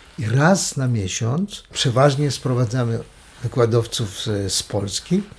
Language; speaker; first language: Polish; native; Polish